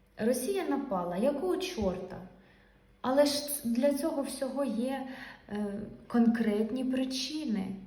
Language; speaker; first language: Ukrainian; non-native, local second language; Russian